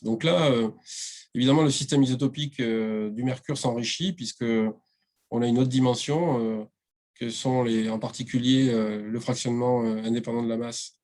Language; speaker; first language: French; native; French